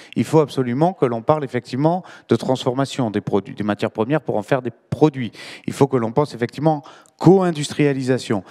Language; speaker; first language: French; native; French